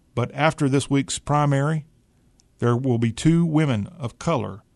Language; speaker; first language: English; native; English